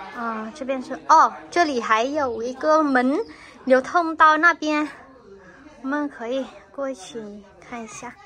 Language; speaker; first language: Chinese; non-native, fluent; Vietnamese